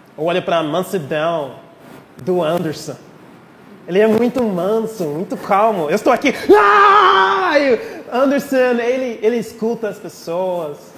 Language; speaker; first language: Portuguese; non-native, fluent; English